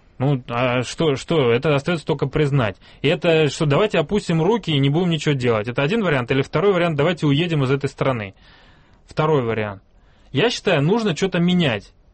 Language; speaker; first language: Russian; native; Russian